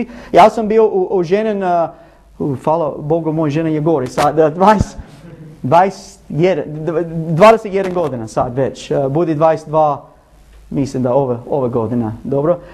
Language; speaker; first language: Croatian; non-native, learner; English